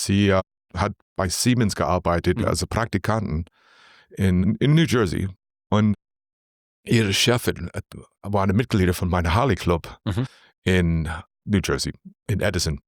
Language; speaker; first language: German; non-native, learner; English